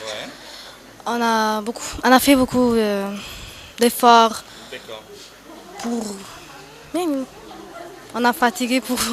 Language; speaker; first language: French; non-native, learner; Arabic